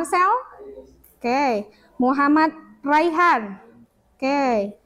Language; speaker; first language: English; non-native, fluent; Indonesian